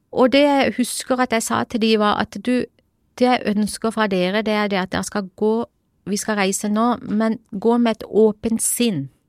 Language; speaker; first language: Norwegian; early bilingual, other home language; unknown